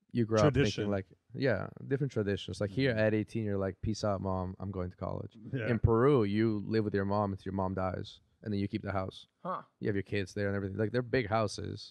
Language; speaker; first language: English; early bilingual, other home language; Spanish